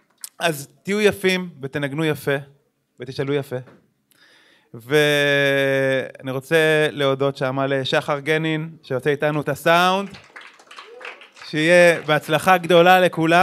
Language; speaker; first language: Hebrew; native; Hebrew